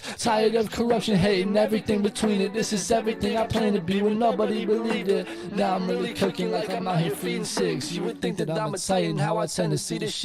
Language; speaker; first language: English; native; English